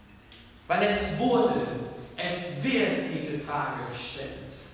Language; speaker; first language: German; non-native, fluent; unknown